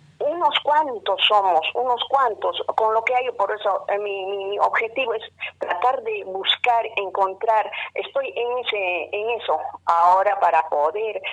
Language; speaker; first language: Spanish; non-native, local second language; Aymara